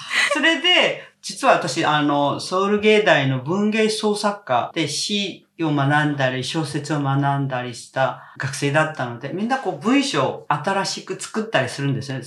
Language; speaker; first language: Japanese; non-native, fluent; Korean